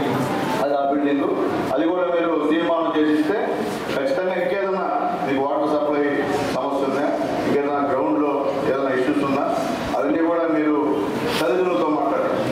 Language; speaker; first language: Telugu; native; Telugu